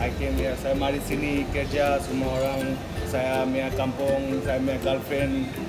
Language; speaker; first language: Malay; non-native, learner; Bangla